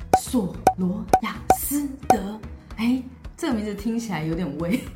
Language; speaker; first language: Chinese; native; Chinese